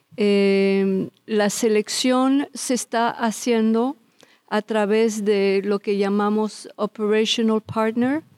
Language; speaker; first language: Spanish; early bilingual, heritage; Spanish